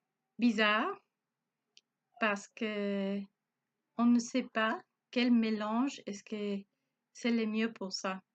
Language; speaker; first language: French; non-native, learner; Spanish